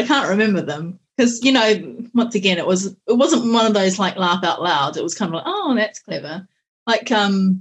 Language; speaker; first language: English; native; English